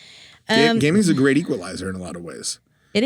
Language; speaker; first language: English; native; English